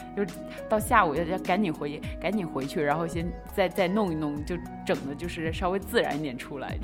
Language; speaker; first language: Chinese; native; Chinese